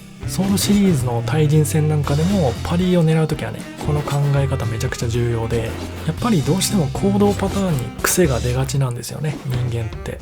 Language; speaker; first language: Japanese; native; Japanese